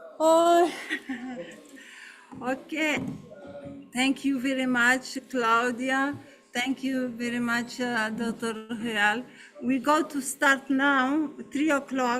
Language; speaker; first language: English; non-native, learner; Portuguese